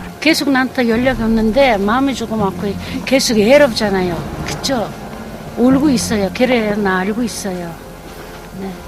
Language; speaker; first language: Korean; non-native, fluent; Mongolian